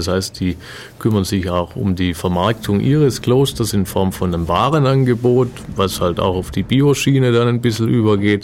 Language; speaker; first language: German; native; German